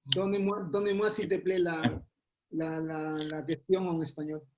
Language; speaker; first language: French; non-native, fluent; Spanish